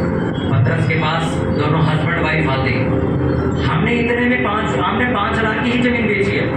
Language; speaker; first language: Hindi; native; Hindi